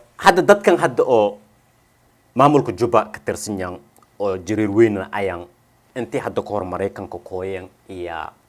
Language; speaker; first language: Somali; non-native, local second language; Maay